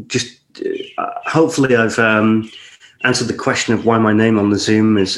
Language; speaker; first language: English; native; English